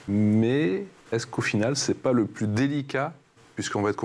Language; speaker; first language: French; native; French